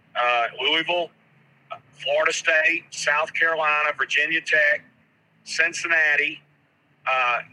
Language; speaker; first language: English; native; English